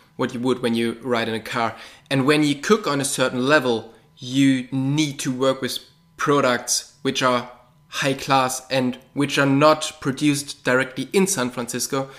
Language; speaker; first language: English; non-native, fluent; German